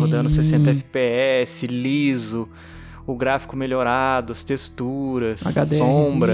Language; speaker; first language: Portuguese; native; Portuguese